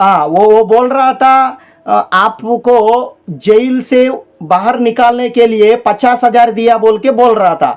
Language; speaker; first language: Hindi; non-native, local second language; Telugu